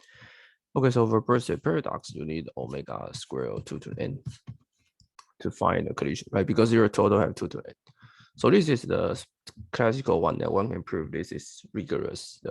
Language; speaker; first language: English; non-native, fluent; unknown